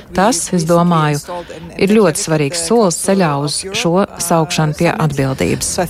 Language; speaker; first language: Latvian; native; Latvian